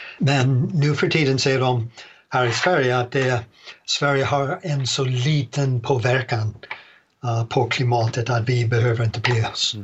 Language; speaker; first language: Swedish; non-native, fluent; English